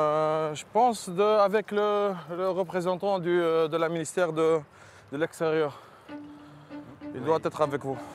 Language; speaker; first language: French; non-native, local second language; Arabic